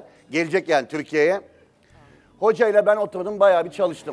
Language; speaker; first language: Turkish; native; Turkish